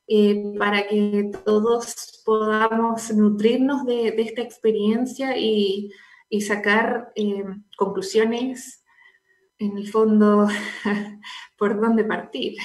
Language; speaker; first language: Spanish; native; Spanish